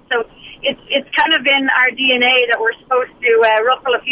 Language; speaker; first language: English; native; English